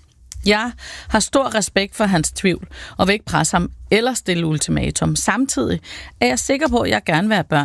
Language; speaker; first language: Danish; native; Danish